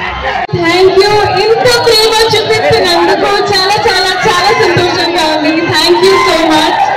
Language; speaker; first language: Telugu; non-native, learner; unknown